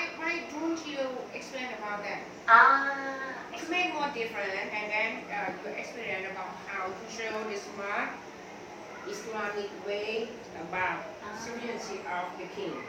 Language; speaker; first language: English; non-native, learner; Thai